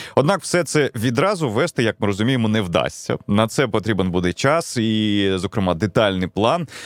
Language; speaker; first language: Ukrainian; native; Ukrainian